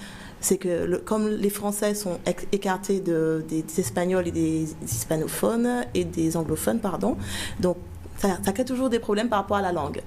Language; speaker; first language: French; native; French